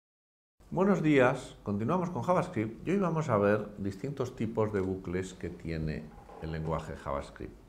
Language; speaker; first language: Spanish; native; Spanish